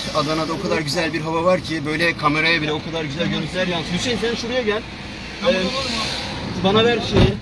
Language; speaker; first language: Turkish; native; Turkish